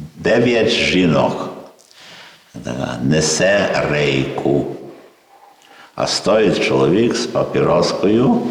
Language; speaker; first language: Ukrainian; native; Ukrainian